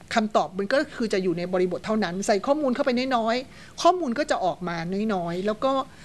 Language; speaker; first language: Thai; native; Thai